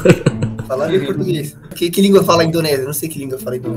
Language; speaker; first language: Portuguese; native; Portuguese